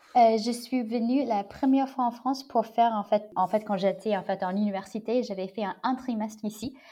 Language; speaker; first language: French; non-native, fluent; English